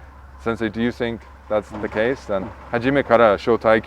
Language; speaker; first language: English; native; English